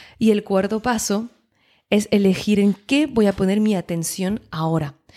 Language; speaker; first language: Spanish; non-native, fluent; French